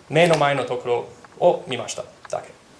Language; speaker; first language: Japanese; non-native, learner; English